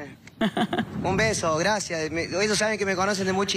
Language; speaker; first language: Spanish; native; Spanish